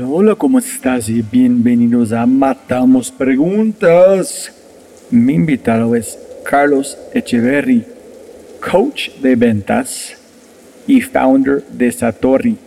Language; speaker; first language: Spanish; non-native, fluent; English